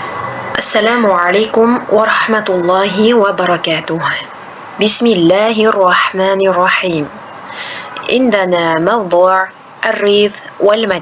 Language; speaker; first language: Arabic; non-native, fluent; Uzbek